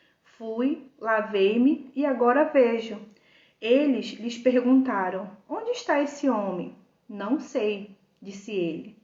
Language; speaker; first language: Portuguese; native; Portuguese